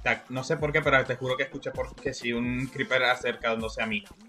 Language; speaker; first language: Spanish; native; Spanish